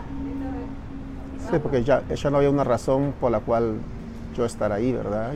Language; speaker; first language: Spanish; native; Spanish